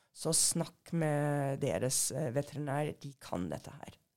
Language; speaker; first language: Norwegian; non-native, fluent; German